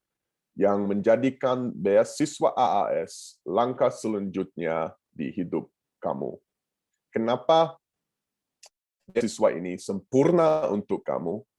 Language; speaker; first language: Indonesian; non-native, fluent; English